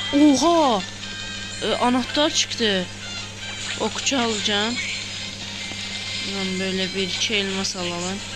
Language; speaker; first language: Turkish; native; Turkish